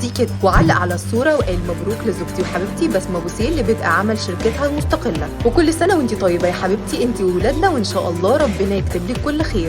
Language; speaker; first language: Arabic; native; Arabic